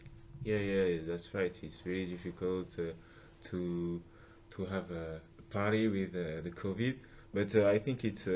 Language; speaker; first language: English; non-native, local second language; French